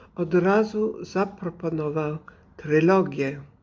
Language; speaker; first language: Polish; early bilingual, other home language; English